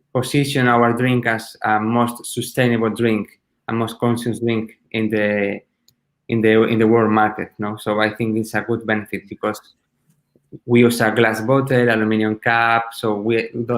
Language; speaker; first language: English; non-native, learner; Spanish